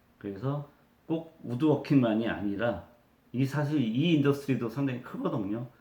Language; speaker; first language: Korean; native; Korean